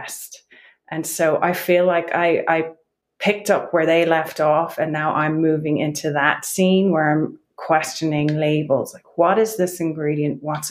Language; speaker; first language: English; native; English